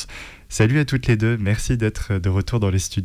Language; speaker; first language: French; native; French